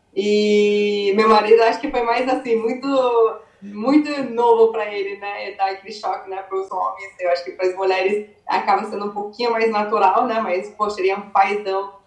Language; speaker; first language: Portuguese; early bilingual, other home language; English